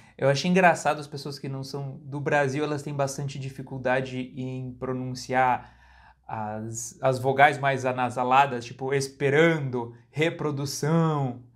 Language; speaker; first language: Portuguese; native; Portuguese